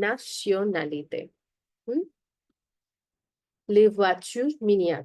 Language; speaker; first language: French; non-native, fluent; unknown